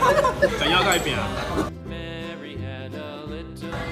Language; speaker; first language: Chinese; native; Chinese